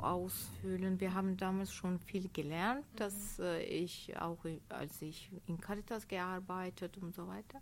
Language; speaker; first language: German; non-native, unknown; Azerbaijani